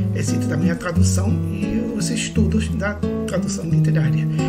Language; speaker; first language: Portuguese; non-native, fluent; Spanish